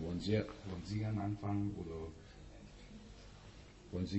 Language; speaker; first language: German; non-native, fluent; Persian